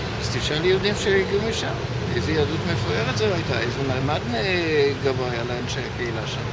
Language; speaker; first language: Hebrew; native; Hebrew